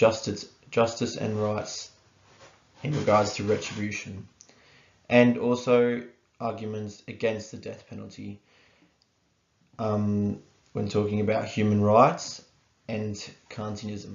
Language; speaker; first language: English; native; English